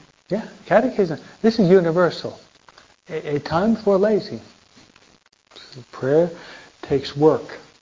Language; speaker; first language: English; native; English